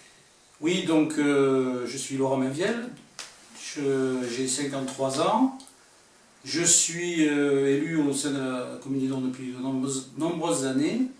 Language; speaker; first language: French; native; French